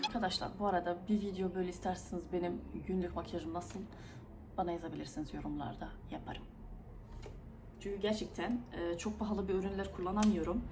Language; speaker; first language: Turkish; non-native, fluent; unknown